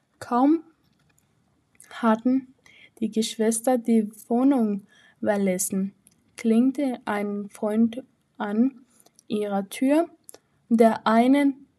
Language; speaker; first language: German; non-native, learner; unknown